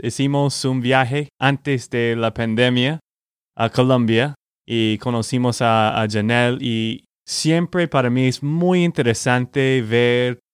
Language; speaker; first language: Spanish; non-native, fluent; English